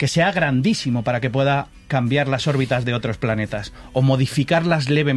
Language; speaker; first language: Spanish; native; Spanish